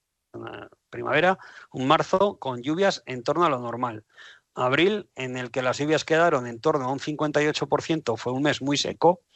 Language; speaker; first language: Spanish; native; Spanish